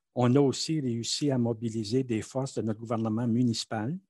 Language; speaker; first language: French; native; French